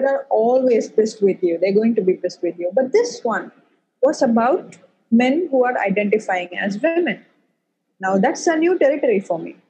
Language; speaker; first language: English; non-native, local second language; Tamil